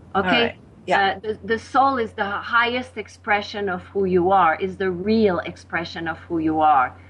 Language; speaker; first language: English; non-native, fluent; French